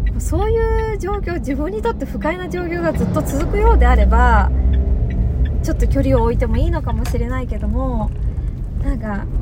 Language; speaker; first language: Japanese; native; Japanese